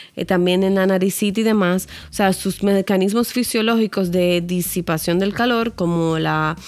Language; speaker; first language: Spanish; native; Spanish